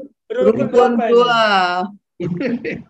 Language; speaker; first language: Arabic; non-native, learner; Malay